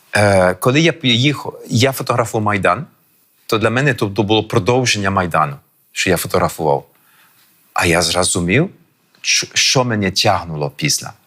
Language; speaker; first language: Ukrainian; early bilingual, heritage; French